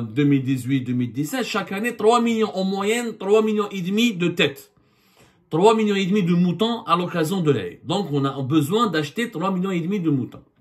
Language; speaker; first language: French; non-native, local second language; Arabic